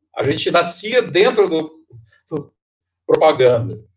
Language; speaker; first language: Portuguese; non-native, fluent; Russian